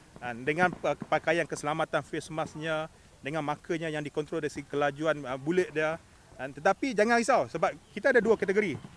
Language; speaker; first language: Malay; native; Malay